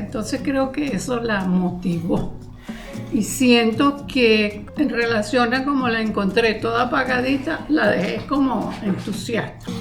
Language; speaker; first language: Spanish; native; Spanish